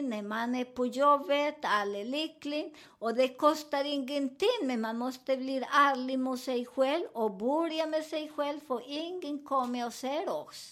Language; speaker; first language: Swedish; non-native, fluent; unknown